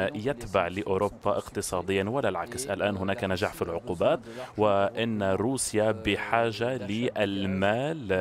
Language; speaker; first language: Arabic; non-native, fluent; French